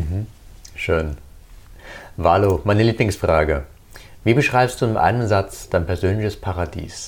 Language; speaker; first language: German; native; German